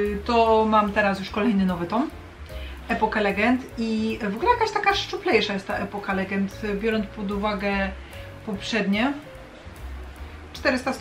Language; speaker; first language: Polish; native; Polish